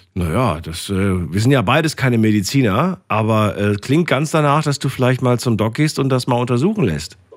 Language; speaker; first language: German; native; German